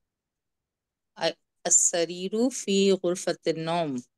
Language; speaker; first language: Arabic; non-native, learner; Urdu